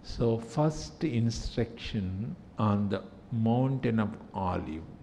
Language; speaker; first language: English; non-native, local second language; Telugu